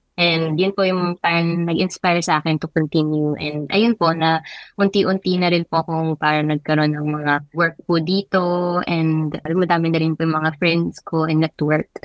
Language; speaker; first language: Filipino; native; Filipino